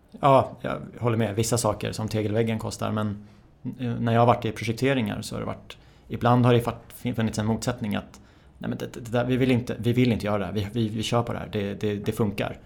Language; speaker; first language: Swedish; early bilingual, other home language; Persian